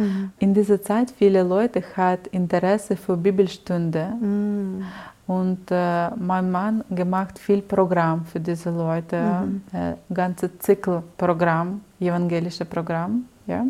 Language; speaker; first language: German; non-native, learner; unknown